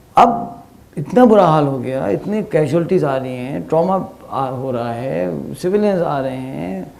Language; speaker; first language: Urdu; native; Urdu